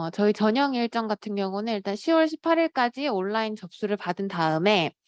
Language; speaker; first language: Korean; native; Korean